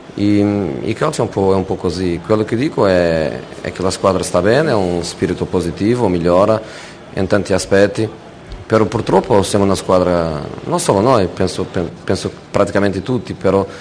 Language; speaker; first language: Italian; non-native, fluent; Portuguese